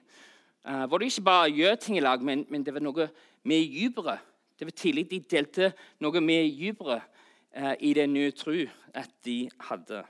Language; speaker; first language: Norwegian; non-native, fluent; English